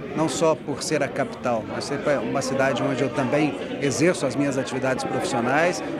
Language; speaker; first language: Portuguese; native; Portuguese